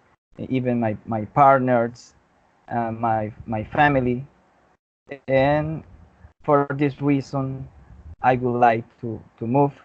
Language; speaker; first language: English; non-native, learner; Spanish